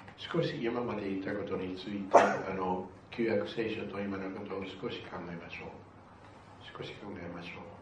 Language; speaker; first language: Japanese; non-native, fluent; Spanish